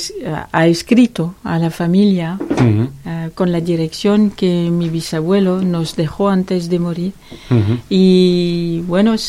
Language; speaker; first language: Spanish; non-native, learner; French